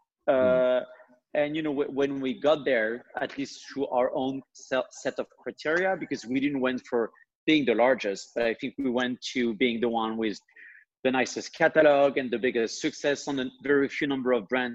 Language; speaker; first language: English; non-native, fluent; French